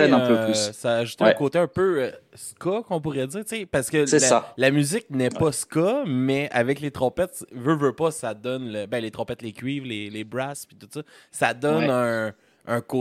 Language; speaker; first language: French; native; French